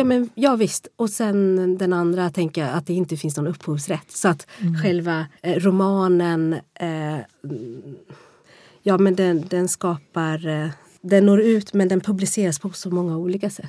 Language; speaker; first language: Swedish; native; Swedish